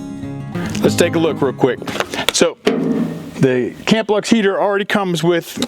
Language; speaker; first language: English; native; English